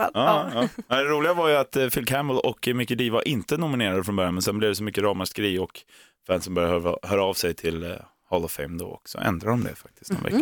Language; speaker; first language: Swedish; native; Swedish